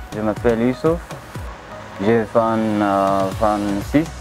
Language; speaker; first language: French; non-native, learner; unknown